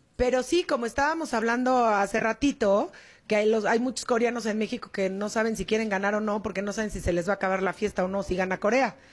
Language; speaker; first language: Spanish; native; Spanish